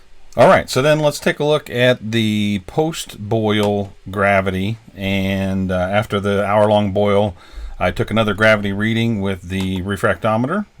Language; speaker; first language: English; native; English